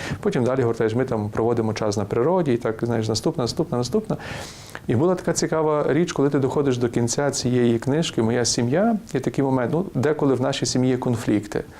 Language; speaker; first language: Ukrainian; native; Ukrainian